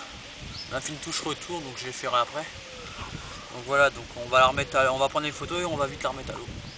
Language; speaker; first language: French; native; French